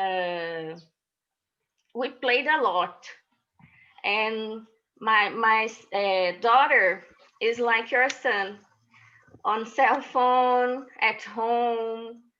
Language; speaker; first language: English; non-native, learner; Portuguese